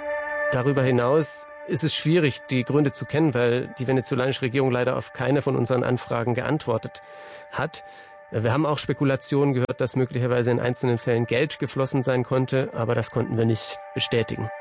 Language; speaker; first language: German; native; German